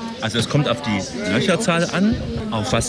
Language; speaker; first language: German; native; German